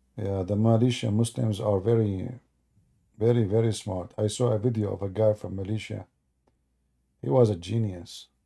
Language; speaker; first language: English; non-native, fluent; Arabic